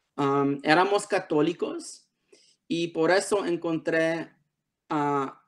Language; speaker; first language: Spanish; early bilingual, heritage; Spanish